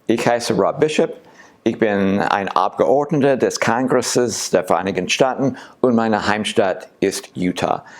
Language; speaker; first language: German; non-native, learner; English